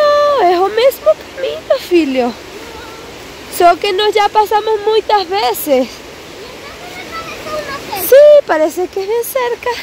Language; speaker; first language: Portuguese; non-native, local second language; Spanish